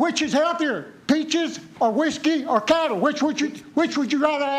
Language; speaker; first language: English; native; English